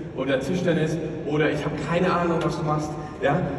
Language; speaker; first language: German; native; German